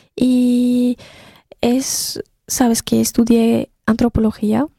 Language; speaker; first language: Spanish; non-native, fluent; Arabic